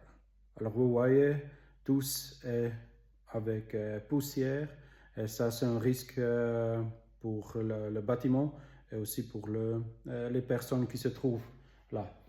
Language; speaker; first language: French; non-native, local second language; German